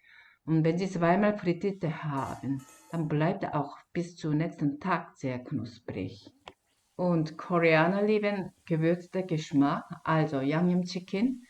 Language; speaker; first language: German; non-native, fluent; Korean